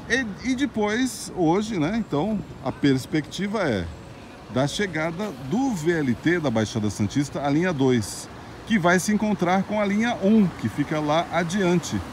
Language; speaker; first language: Portuguese; native; Portuguese